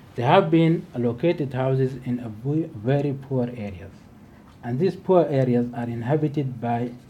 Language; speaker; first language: English; non-native, fluent; Arabic